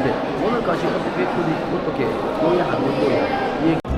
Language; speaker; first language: Korean; non-native, learner; Arabic